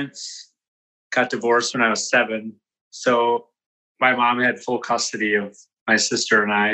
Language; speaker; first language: English; native; English